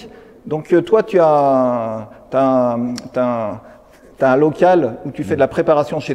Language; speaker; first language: French; native; French